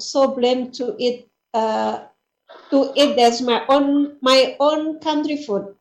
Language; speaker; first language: English; non-native, learner; Indonesian